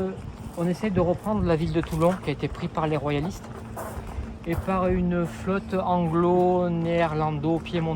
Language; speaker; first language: French; native; French